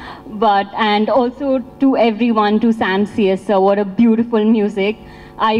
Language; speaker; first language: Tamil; non-native, learner; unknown